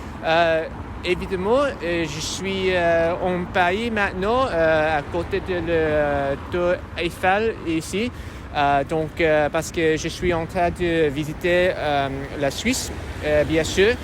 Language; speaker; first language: French; non-native, learner; English